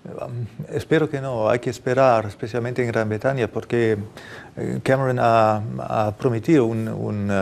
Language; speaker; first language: Spanish; non-native, fluent; German